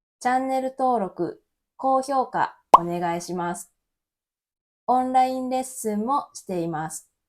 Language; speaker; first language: Japanese; native; Japanese